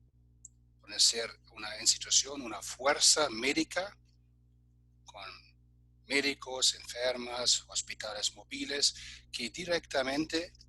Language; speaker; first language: Spanish; non-native, fluent; German